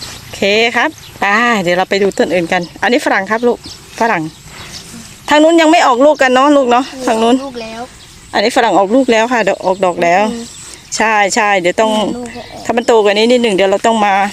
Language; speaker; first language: Thai; native; Thai